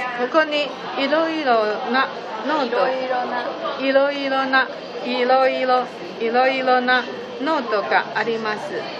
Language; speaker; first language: Japanese; non-native, learner; Chinese